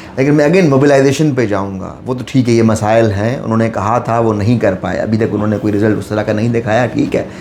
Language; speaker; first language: Urdu; non-native, local second language; Baluchi